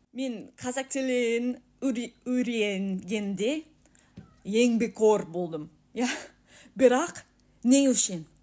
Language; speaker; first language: Kazakh; non-native, learner; English